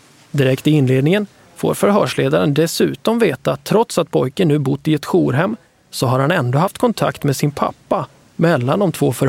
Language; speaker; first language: Swedish; native; Swedish